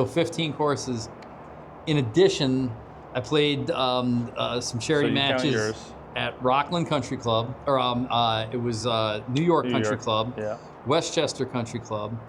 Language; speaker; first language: English; native; English